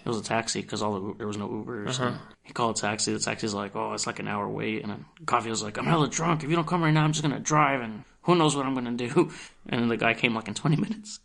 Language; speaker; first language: English; early bilingual, other home language; Spanish